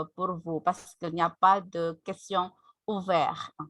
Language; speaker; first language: French; non-native, fluent; Indonesian